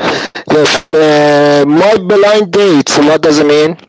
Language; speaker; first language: English; non-native, learner; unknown